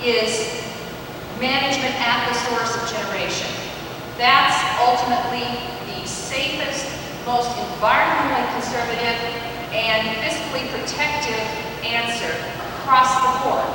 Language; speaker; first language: English; native; English